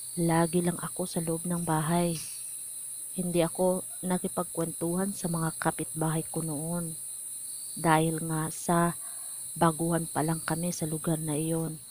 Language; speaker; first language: Filipino; native; Filipino